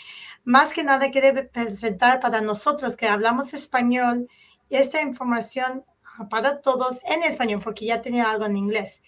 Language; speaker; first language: Spanish; early bilingual, heritage; Spanish